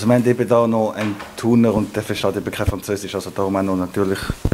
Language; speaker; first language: German; non-native, local second language; French